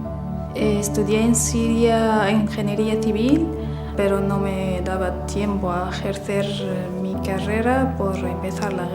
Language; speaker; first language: Spanish; non-native, fluent; Arabic